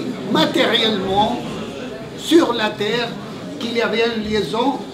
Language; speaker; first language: French; non-native, fluent; Spanish